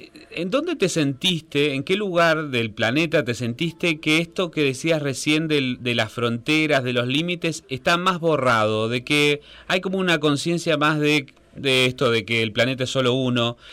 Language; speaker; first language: Spanish; native; Spanish